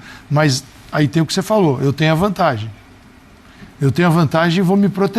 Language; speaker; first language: Portuguese; native; Portuguese